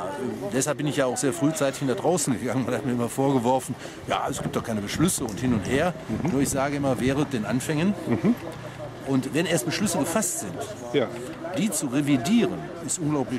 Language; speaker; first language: German; native; German